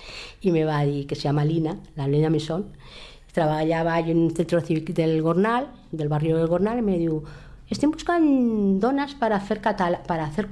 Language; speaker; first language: Catalan; non-native, local second language; Spanish